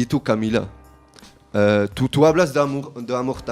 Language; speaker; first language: Spanish; non-native, learner; French